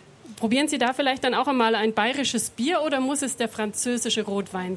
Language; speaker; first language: German; native; German